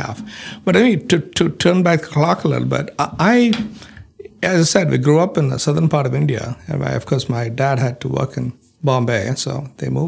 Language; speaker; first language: English; non-native, local second language; Malayalam